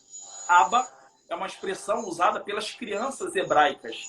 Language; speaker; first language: Portuguese; native; Portuguese